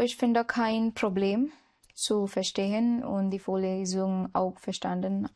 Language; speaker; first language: German; non-native, learner; Marathi